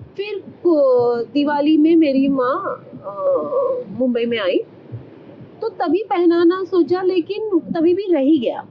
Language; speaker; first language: Hindi; non-native, local second language; Marathi